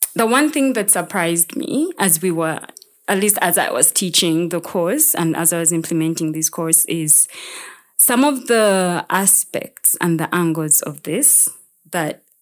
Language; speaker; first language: English; non-native, local second language; Ganda